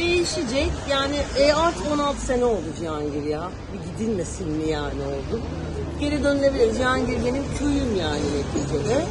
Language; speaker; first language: Turkish; native; Turkish